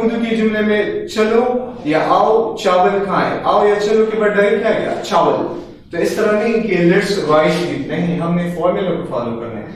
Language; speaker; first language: Urdu; non-native, local second language; Pashto